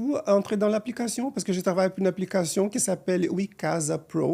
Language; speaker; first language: French; non-native, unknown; Portuguese